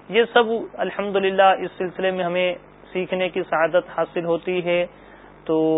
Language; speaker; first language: Urdu; native; Urdu